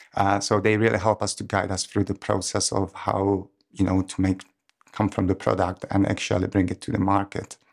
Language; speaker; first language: English; non-native, fluent; Czech